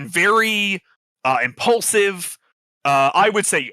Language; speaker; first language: English; native; English